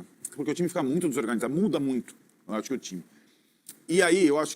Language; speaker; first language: Portuguese; native; Portuguese